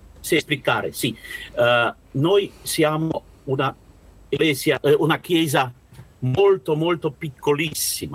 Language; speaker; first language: Italian; non-native, learner; Russian